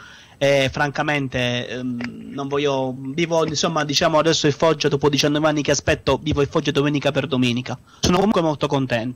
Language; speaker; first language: Italian; native; Italian